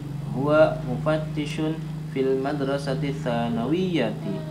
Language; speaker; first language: Arabic; non-native, learner; Indonesian